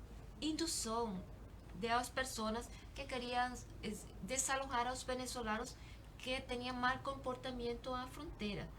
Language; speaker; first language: Portuguese; non-native, learner; Spanish